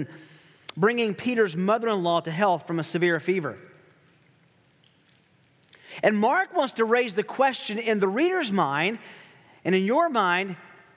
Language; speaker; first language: English; native; English